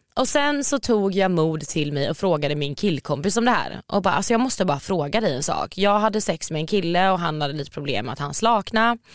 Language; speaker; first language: Swedish; native; Swedish